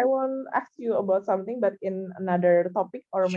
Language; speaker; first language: English; non-native, learner; Indonesian